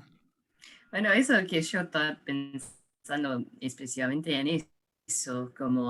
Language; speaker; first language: Spanish; early bilingual, heritage; English